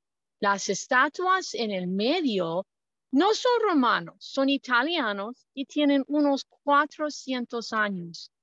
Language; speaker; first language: Spanish; non-native, fluent; English